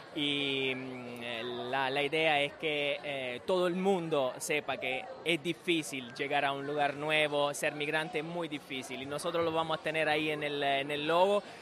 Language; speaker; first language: Spanish; non-native, fluent; Italian